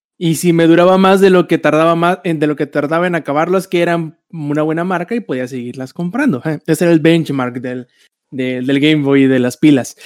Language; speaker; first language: Spanish; native; Spanish